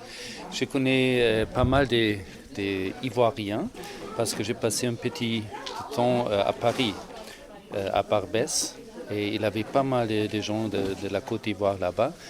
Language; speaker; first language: French; non-native, fluent; German